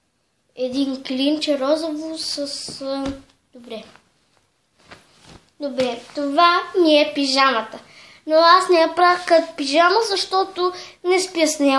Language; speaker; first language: Bulgarian; early bilingual, heritage; Bulgarian